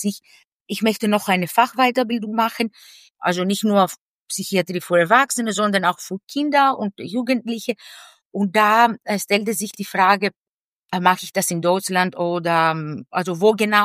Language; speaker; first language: German; non-native, fluent; Greek